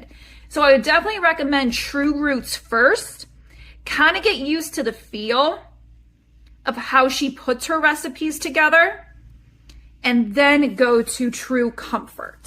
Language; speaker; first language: English; native; English